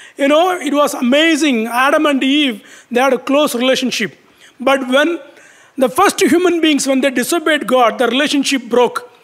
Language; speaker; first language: English; non-native, local second language; Tamil